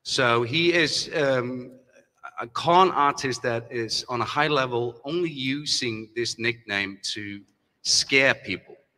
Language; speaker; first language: English; non-native, fluent; German